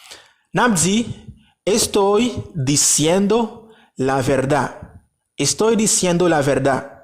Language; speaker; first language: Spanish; non-native, fluent; Haitian Creole